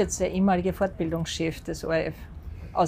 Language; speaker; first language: German; native; German